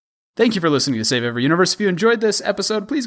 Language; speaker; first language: English; native; English